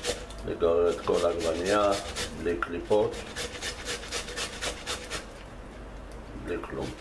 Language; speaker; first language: Hebrew; native; Hebrew